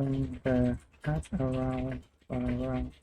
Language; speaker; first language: English; non-native, learner; Vietnamese